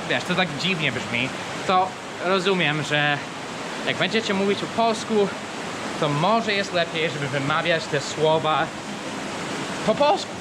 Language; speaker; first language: Polish; non-native, fluent; English